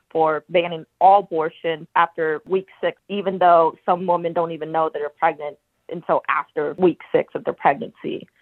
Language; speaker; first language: English; native; English